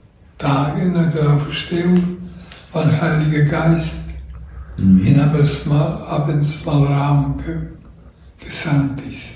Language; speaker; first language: German; non-native, learner; Croatian